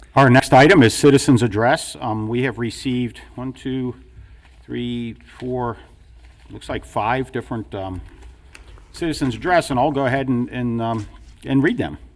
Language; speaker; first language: English; native; English